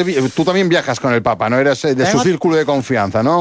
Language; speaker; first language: Spanish; native; Spanish